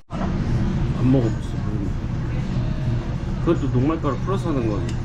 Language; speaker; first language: Korean; native; Korean